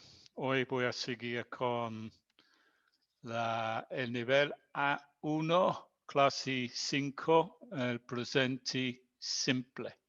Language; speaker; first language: Spanish; non-native, fluent; English